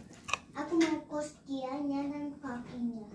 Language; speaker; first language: Indonesian; early bilingual, heritage; Indonesian